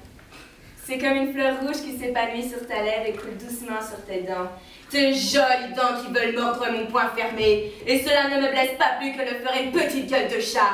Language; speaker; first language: French; native; French